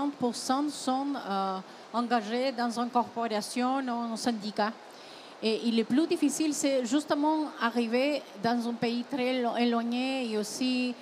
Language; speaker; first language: French; non-native, fluent; Spanish